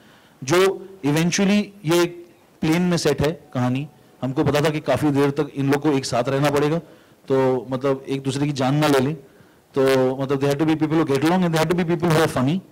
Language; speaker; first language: Hindi; native; Hindi